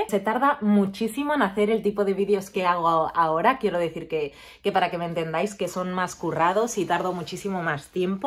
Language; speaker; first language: Spanish; native; Spanish